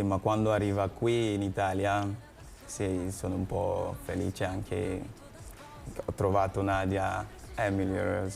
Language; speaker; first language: Italian; non-native, learner; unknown